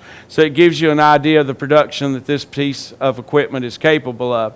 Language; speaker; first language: English; native; English